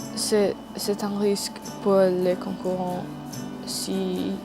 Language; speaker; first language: French; non-native, learner; English